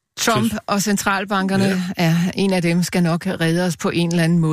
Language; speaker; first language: Danish; native; Danish